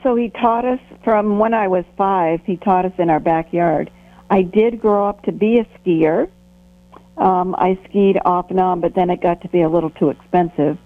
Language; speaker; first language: English; native; English